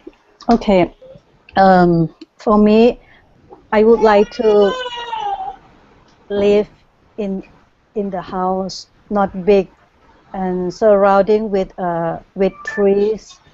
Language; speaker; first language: English; non-native, learner; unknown